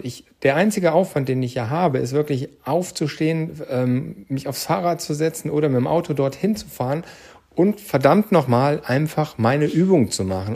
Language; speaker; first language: German; native; German